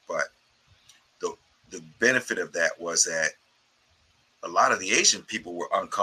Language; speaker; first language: English; native; English